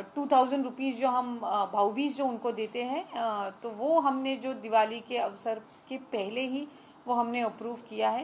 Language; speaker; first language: Hindi; non-native, local second language; Marathi